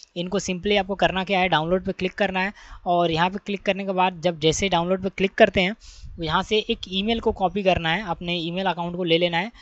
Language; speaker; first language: Hindi; native; Hindi